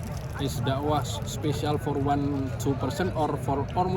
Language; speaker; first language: English; non-native, learner; Indonesian